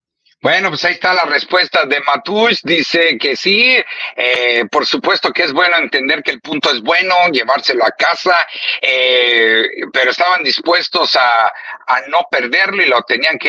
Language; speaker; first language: Spanish; native; Spanish